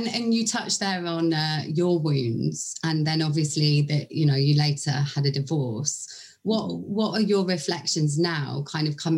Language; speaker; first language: English; native; English